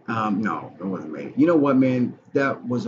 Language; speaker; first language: English; native; English